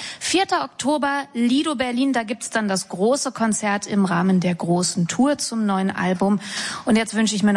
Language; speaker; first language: German; native; German